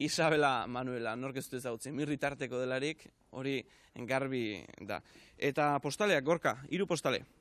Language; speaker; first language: Basque; native; Basque